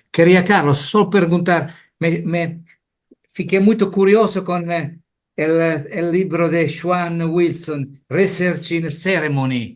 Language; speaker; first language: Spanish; non-native, learner; Portuguese